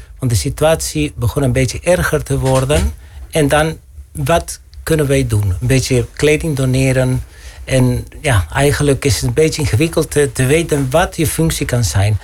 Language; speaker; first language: Dutch; non-native, fluent; Spanish